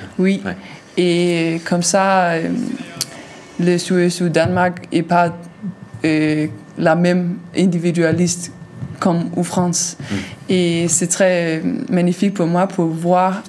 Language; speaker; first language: French; non-native, learner; Danish